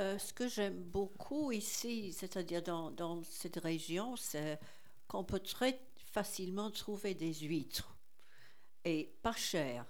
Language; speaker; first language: French; non-native, fluent; English